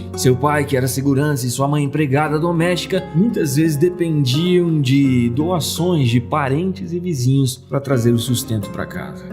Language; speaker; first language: Portuguese; native; Portuguese